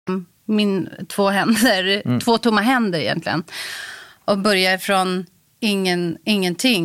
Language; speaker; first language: Swedish; native; Swedish